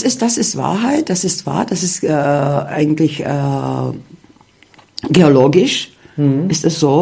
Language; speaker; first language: German; early bilingual, heritage; German